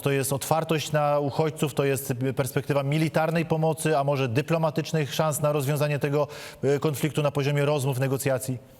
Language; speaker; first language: Polish; native; Polish